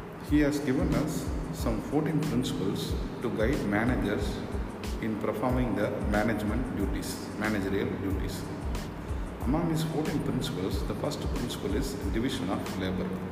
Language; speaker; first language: English; non-native, local second language; Tamil